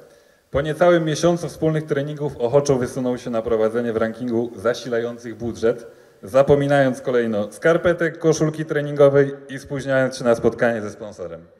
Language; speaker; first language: Polish; native; Polish